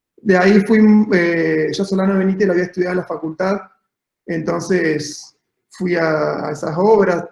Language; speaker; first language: Spanish; native; Spanish